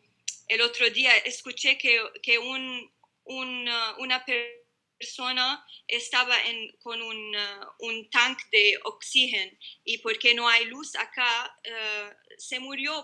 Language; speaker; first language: Spanish; non-native, learner; Arabic